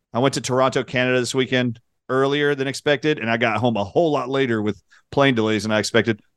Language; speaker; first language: English; native; English